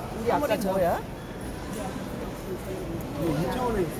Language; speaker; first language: Korean; native; Korean